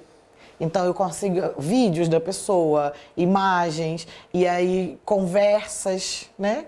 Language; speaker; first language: Portuguese; native; Portuguese